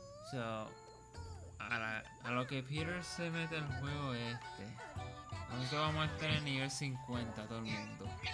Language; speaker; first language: Spanish; native; Spanish